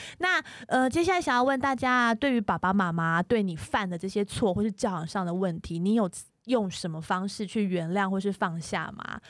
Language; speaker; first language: Chinese; native; Chinese